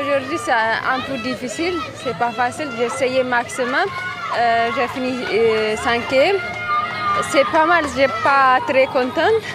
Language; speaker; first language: French; non-native, learner; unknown